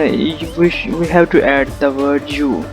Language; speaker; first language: English; non-native, local second language; Punjabi